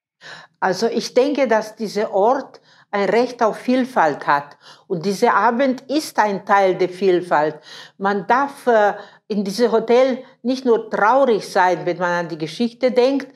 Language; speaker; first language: German; non-native, fluent; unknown